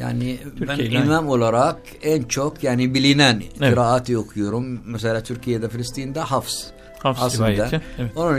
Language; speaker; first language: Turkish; non-native, learner; Arabic